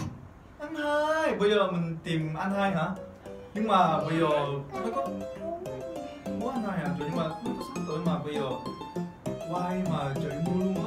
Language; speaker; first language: Vietnamese; non-native, fluent; Korean